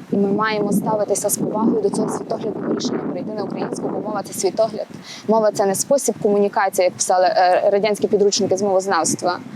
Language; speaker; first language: Ukrainian; native; Ukrainian